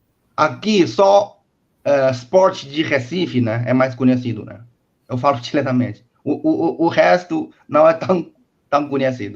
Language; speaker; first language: Portuguese; non-native, fluent; Chinese